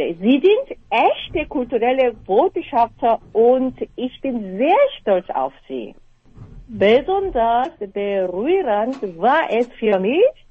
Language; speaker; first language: German; non-native, fluent; Korean